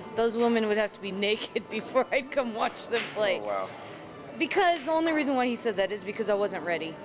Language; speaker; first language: English; native; English